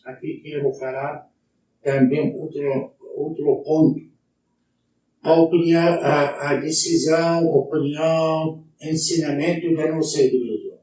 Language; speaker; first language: Portuguese; non-native, learner; Arabic